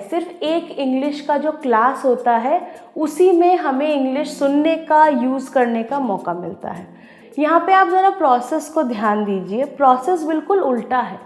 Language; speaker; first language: Hindi; non-native, local second language; Odia